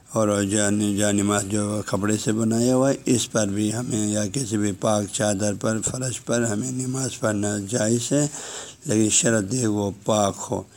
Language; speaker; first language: Urdu; non-native, local second language; Balti